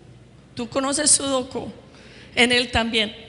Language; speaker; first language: Spanish; non-native, fluent; English